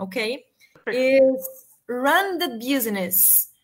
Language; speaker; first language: English; non-native, learner; Portuguese